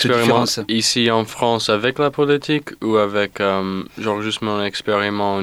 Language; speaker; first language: French; non-native, fluent; English